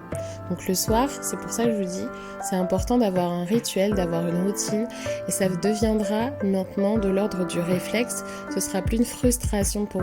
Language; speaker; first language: French; native; French